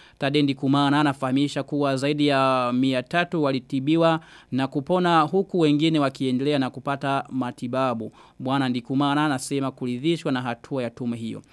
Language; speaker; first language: Swahili; non-native, local second language; Rundi